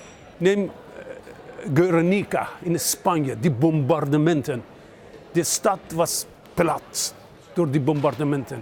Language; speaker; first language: Dutch; non-native, fluent; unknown